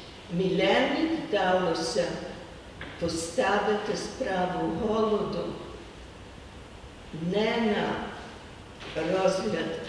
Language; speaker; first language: Ukrainian; early bilingual, heritage; Ukrainian